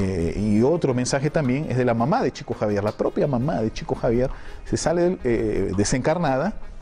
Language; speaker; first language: Spanish; native; Spanish